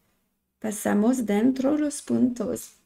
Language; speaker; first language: Spanish; non-native, learner; French